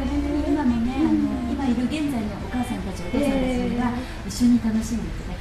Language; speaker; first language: Japanese; native; Japanese